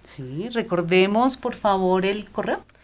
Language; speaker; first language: Spanish; native; Spanish